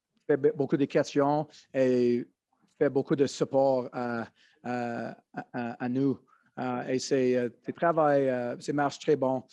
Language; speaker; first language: French; non-native, learner; English